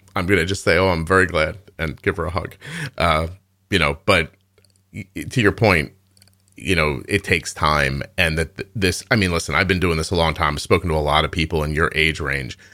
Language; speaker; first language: English; native; English